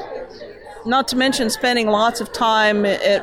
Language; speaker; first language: English; native; English